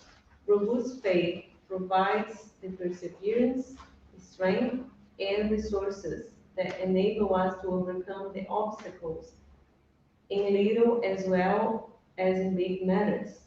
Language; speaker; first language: English; non-native, fluent; Portuguese